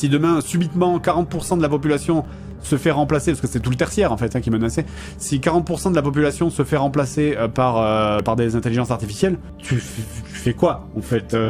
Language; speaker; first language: French; native; French